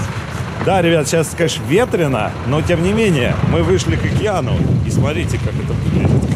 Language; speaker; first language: Russian; native; Russian